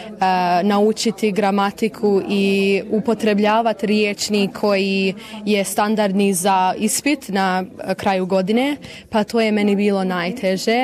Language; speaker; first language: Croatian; early bilingual, heritage; Croatian